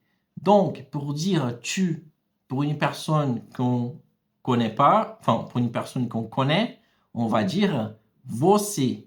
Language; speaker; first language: French; non-native, fluent; Portuguese